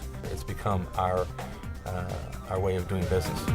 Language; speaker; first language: English; native; English